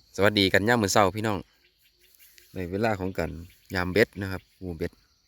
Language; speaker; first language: Thai; native; Thai